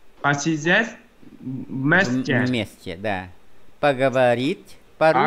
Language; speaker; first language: Russian; non-native, learner; Vietnamese